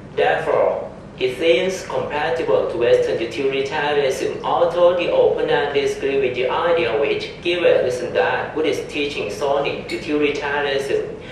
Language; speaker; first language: English; non-native, learner; Thai